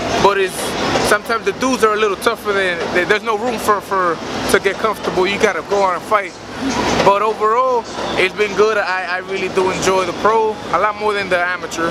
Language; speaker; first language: English; early bilingual, other home language; Spanish